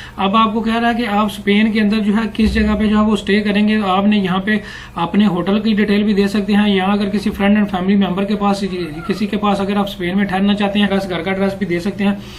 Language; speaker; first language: Urdu; non-native, local second language; Punjabi